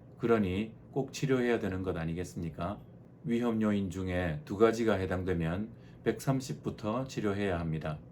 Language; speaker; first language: Korean; native; Korean